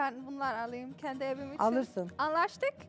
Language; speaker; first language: Turkish; non-native, learner; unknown